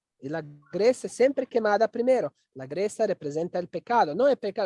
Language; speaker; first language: Spanish; non-native, fluent; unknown